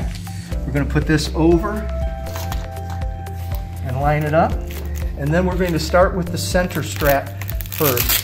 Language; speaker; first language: English; native; English